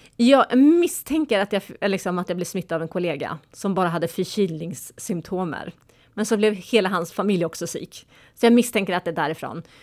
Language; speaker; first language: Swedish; native; Swedish